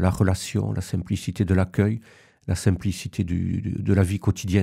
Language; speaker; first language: French; native; French